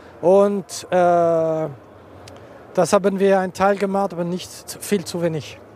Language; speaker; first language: German; non-native, local second language; French